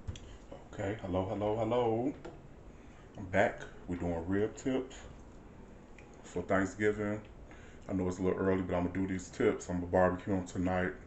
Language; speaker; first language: English; native; English